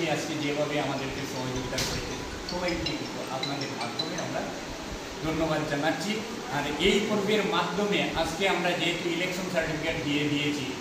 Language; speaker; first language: Bangla; native; Bangla